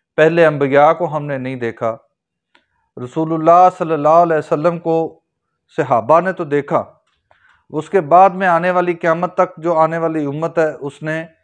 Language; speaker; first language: Urdu; native; Urdu